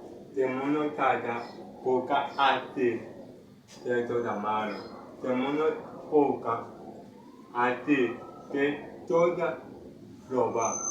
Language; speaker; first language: Spanish; non-native, learner; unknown